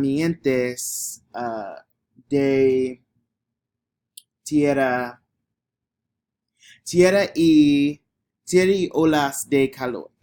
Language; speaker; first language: Spanish; non-native, learner; English